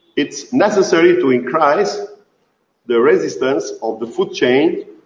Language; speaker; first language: English; non-native, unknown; Romanian